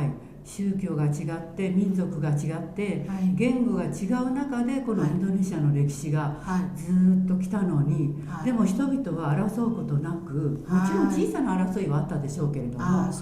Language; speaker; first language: Japanese; early bilingual, other home language; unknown